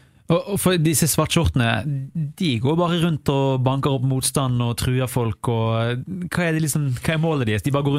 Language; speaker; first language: Norwegian; native; Norwegian